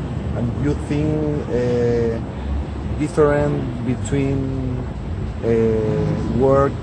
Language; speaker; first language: English; non-native, learner; Spanish